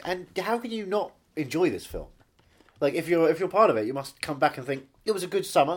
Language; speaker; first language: English; native; English